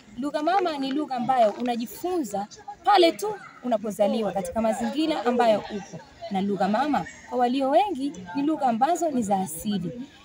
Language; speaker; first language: Swahili; native; Swahili